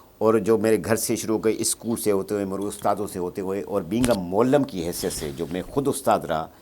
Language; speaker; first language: Urdu; non-native, local second language; Sindhi